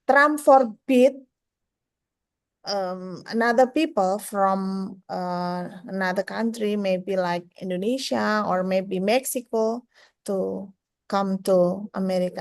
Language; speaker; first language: English; non-native, fluent; Indonesian